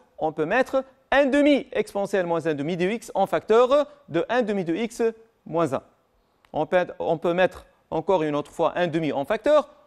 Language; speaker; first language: French; non-native, local second language; Arabic